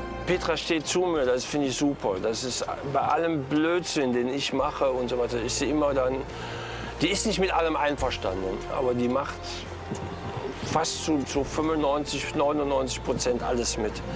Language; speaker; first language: German; native; German